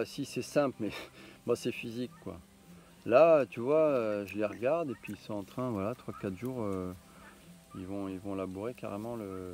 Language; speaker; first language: French; native; French